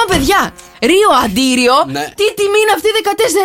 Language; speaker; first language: Greek; native; Greek